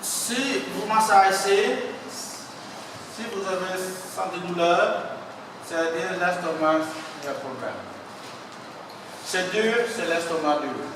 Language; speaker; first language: French; non-native, learner; Vietnamese